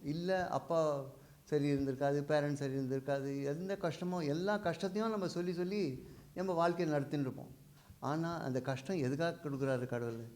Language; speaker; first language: Tamil; non-native, local second language; Hindi